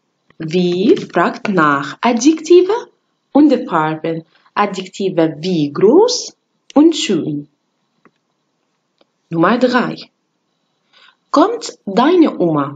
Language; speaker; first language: German; non-native, fluent; Arabic